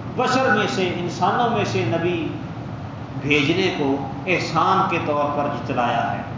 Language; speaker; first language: Urdu; non-native, local second language; Punjabi